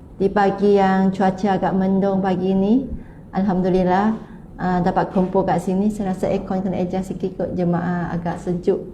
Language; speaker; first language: Malay; non-native, local second language; Chinese